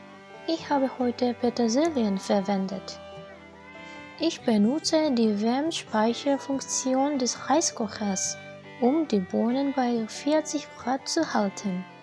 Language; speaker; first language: German; non-native, fluent; Japanese